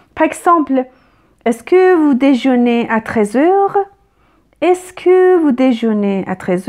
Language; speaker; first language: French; non-native, fluent; Persian